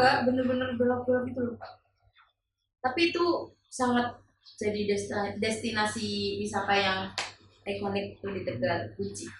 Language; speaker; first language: Indonesian; non-native, local second language; Javanese